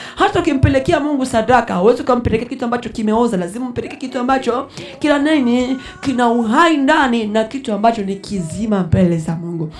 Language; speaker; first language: Swahili; non-native, local second language; Rundi